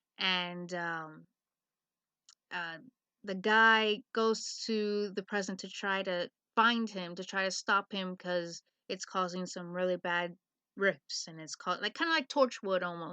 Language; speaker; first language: English; native; English